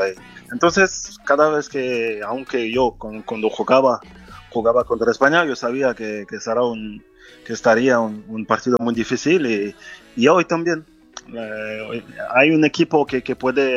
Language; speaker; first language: Spanish; non-native, fluent; French